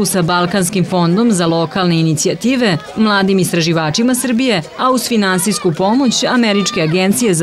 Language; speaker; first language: Serbian; native; Serbian